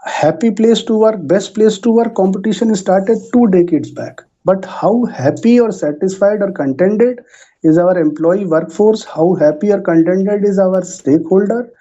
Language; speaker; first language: English; non-native, local second language; Hindi